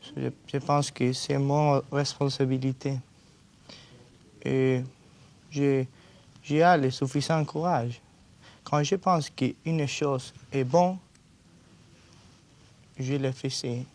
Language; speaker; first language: French; non-native, learner; Spanish